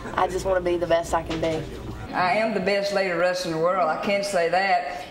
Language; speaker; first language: English; native; English